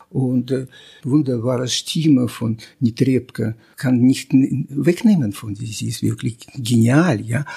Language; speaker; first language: German; non-native, fluent; Russian